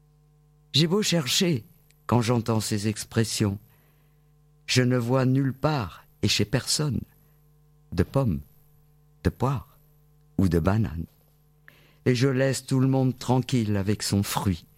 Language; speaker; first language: French; native; French